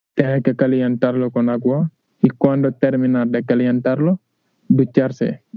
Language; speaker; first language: Spanish; non-native, learner; Wolof